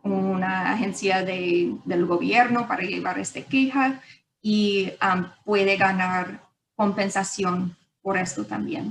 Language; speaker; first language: Spanish; non-native, fluent; English